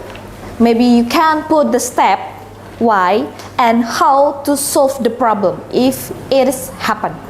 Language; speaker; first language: English; non-native, learner; Indonesian